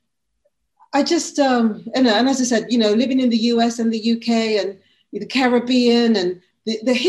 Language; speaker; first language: English; native; English